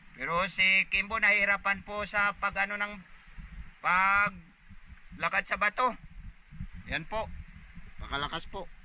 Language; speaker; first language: Filipino; non-native, local second language; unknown